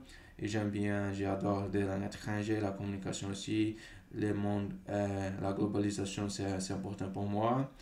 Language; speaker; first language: French; non-native, fluent; Portuguese